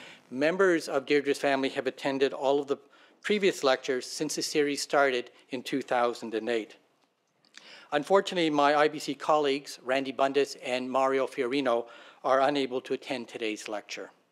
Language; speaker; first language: English; native; English